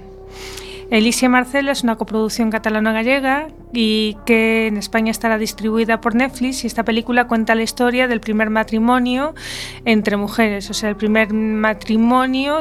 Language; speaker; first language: Spanish; native; Spanish